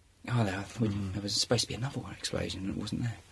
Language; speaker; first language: English; native; English